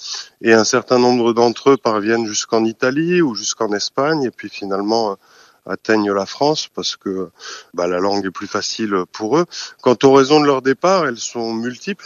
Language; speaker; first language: French; native; French